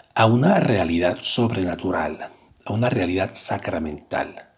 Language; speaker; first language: Spanish; non-native, fluent; French